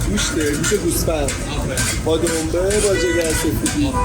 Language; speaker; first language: Persian; native; Persian